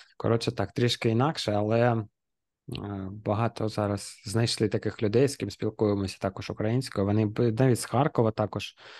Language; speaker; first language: Ukrainian; non-native, local second language; Russian